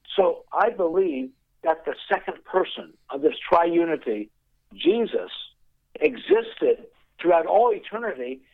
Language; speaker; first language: English; native; English